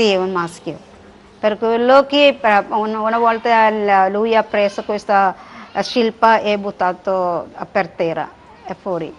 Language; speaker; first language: Italian; non-native, learner; Malayalam